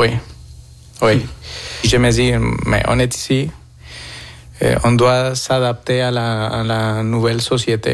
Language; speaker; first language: French; non-native, fluent; Spanish